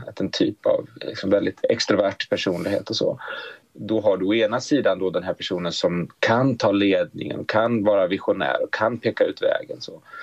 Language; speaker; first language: Swedish; native; Swedish